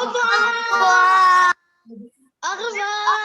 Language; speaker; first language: French; non-native, learner; Arabic